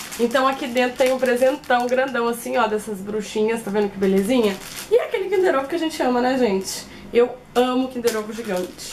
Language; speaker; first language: Portuguese; native; Portuguese